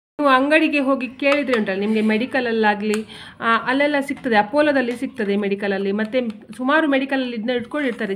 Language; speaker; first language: Kannada; non-native, local second language; Konkani